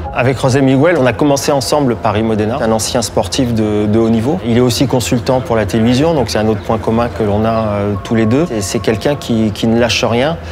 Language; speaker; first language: French; native; French